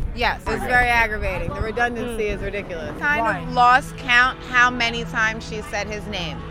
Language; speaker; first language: English; native; English